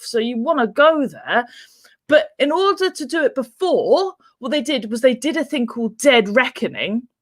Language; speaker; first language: English; native; English